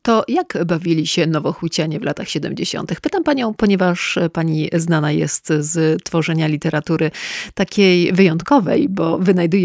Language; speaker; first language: Polish; native; Polish